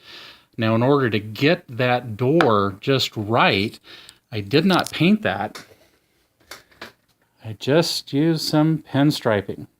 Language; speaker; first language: English; native; English